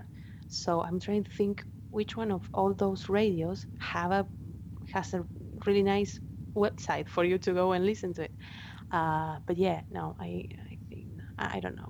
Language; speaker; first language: English; non-native, fluent; Spanish